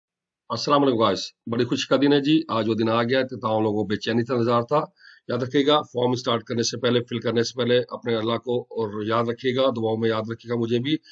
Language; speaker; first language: Hindi; non-native, local second language; Punjabi